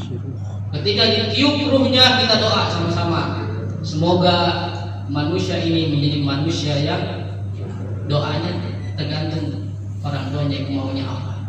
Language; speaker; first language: Indonesian; native; Indonesian